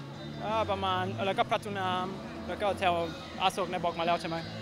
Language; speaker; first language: Thai; early bilingual, heritage; Thai